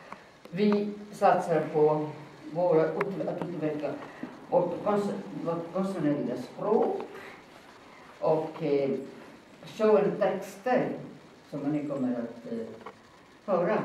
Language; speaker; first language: Swedish; non-native, fluent; Italian